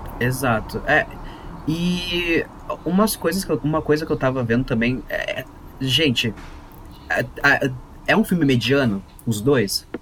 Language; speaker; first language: Portuguese; native; Portuguese